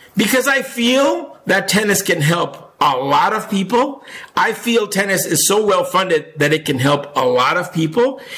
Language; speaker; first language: English; non-native, fluent; Spanish